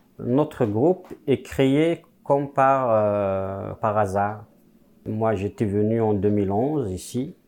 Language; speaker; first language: French; non-native, local second language; Kabyle